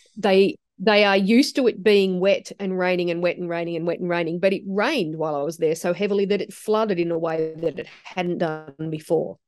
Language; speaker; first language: English; native; English